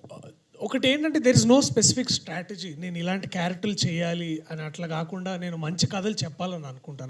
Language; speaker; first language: Telugu; native; Telugu